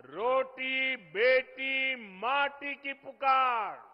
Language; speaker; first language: Hindi; non-native, local second language; Gujarati